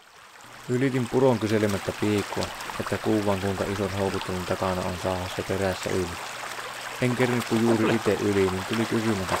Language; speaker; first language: Finnish; native; Finnish